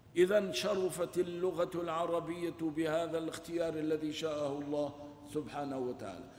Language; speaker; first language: Arabic; non-native, local second language; Kurdish